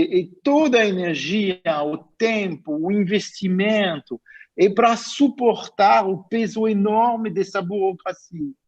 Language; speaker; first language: Portuguese; non-native, fluent; French